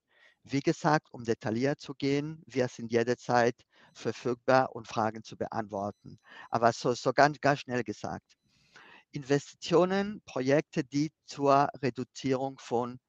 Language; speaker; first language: German; non-native, fluent; Spanish